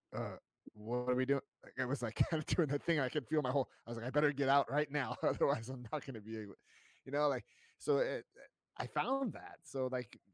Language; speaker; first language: English; native; English